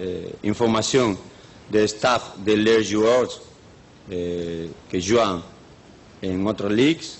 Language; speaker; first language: French; non-native, learner; Spanish